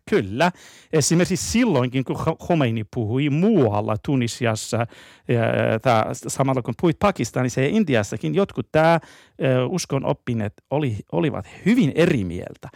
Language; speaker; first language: Finnish; non-native, fluent; Persian